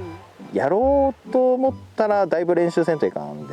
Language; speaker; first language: Japanese; native; Japanese